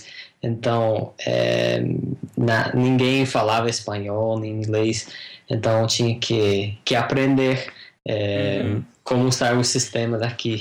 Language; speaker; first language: Portuguese; non-native, fluent; English